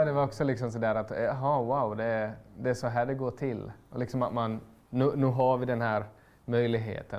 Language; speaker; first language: Swedish; native; Swedish